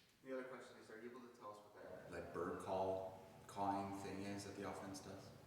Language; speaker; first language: English; native; English